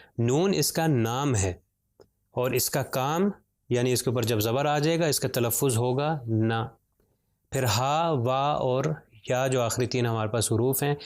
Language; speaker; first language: Urdu; native; Urdu